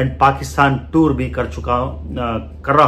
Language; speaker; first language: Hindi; non-native, local second language; Telugu